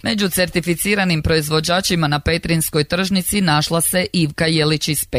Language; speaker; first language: Serbian; native; Serbian